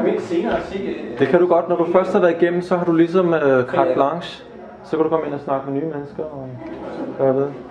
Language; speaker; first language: Danish; native; Danish